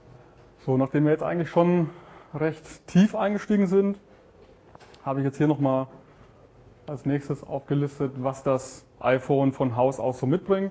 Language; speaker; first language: German; native; German